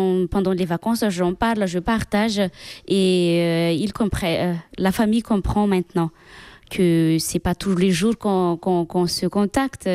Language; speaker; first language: French; non-native, local second language; Malagasy